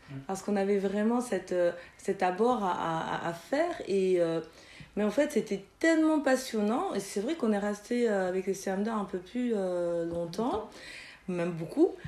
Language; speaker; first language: French; native; French